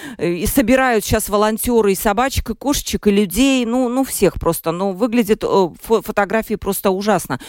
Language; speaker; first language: Russian; native; Russian